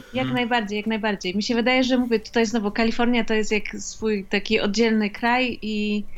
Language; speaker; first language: Polish; native; Polish